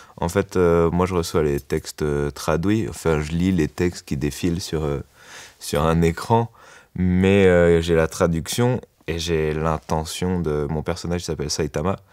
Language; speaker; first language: French; native; French